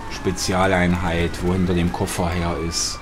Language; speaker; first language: German; native; German